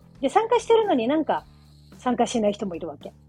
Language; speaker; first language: Japanese; native; Japanese